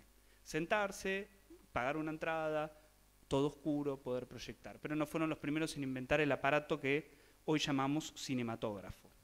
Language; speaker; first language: Spanish; native; Spanish